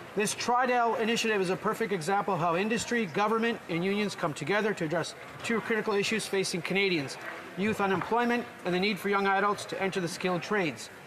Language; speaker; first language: English; native; English